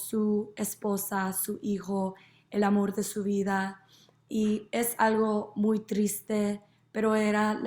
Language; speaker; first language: Spanish; non-native, learner; English